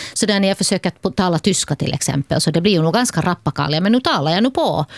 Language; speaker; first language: Swedish; native; Swedish